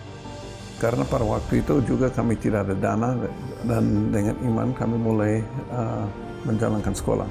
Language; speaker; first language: Indonesian; non-native, fluent; English